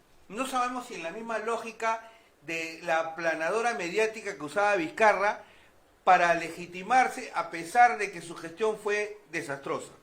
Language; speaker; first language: Spanish; native; Spanish